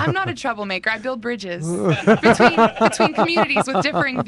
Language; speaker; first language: English; native; English